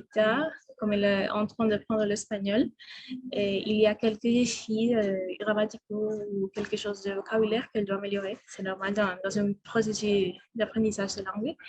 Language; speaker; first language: French; non-native, learner; Spanish